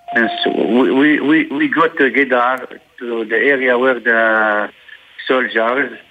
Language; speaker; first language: English; non-native, learner; Arabic